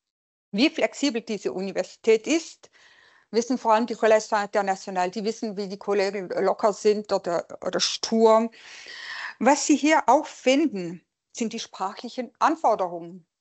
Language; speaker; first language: German; non-native, local second language; French